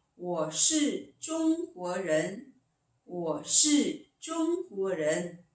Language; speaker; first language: Chinese; non-native, fluent; Korean